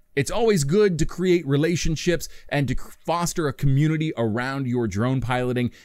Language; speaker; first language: English; native; English